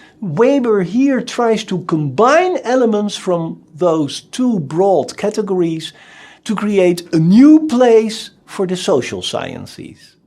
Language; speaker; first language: English; non-native, fluent; Dutch